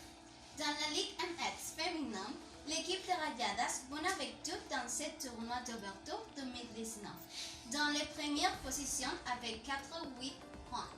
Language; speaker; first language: French; non-native, learner; Spanish